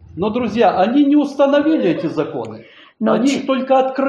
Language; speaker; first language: Polish; non-native, learner; Russian